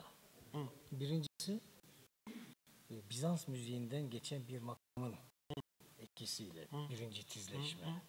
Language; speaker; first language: Turkish; native; Turkish